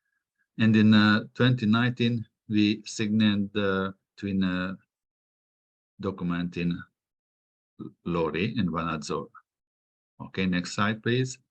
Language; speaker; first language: English; non-native, fluent; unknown